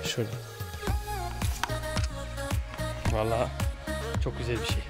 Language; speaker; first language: Turkish; early bilingual, heritage; Turkish